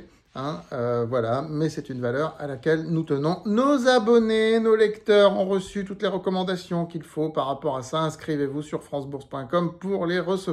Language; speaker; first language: French; native; French